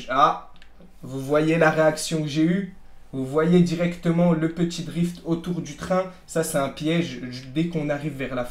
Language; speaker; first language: French; native; French